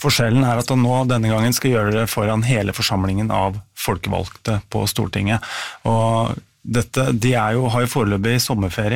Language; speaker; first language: Norwegian; native; Norwegian